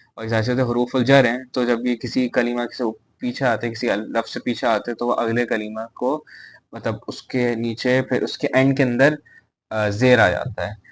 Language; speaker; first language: Urdu; native; Urdu